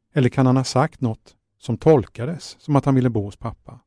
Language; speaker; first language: Swedish; native; Swedish